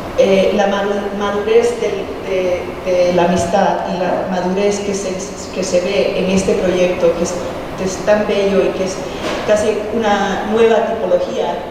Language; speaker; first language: Spanish; early bilingual, heritage; Spanish